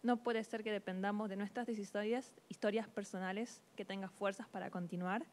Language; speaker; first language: Spanish; native; Spanish